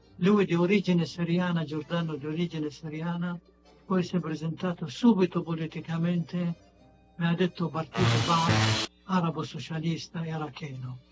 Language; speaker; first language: Italian; non-native, fluent; Arabic